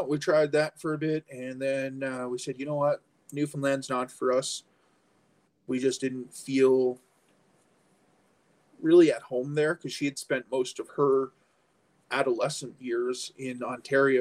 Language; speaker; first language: English; native; English